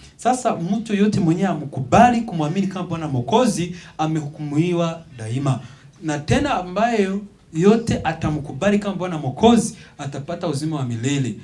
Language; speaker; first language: Swahili; non-native, local second language; Kinyarwanda